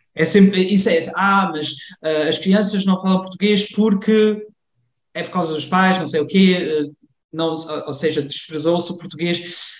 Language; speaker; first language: Portuguese; early bilingual, heritage; Portuguese